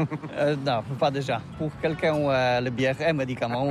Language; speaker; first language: French; non-native, learner; Polish